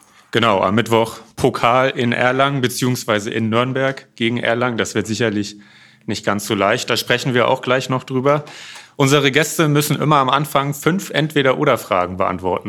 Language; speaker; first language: German; native; German